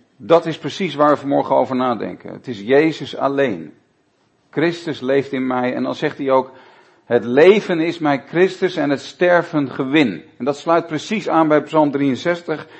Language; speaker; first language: Dutch; native; Dutch